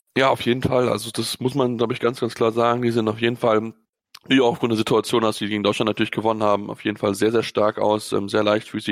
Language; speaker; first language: German; native; German